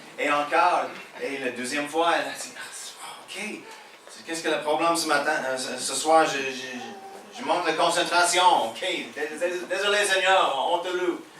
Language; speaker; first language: French; non-native, fluent; English